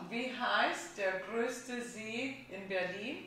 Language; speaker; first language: German; non-native, fluent; Italian